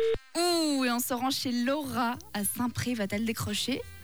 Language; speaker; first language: French; native; French